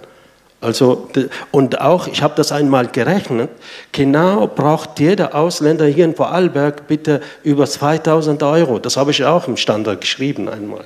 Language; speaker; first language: German; non-native, fluent; Arabic